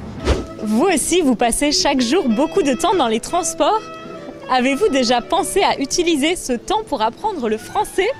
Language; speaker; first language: French; native; French